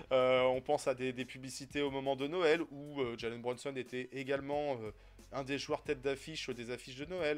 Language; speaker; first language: French; native; French